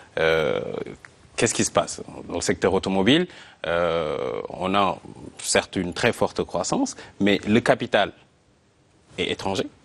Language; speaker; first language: French; non-native, local second language; Arabic